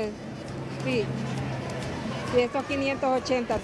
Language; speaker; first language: Spanish; native; Spanish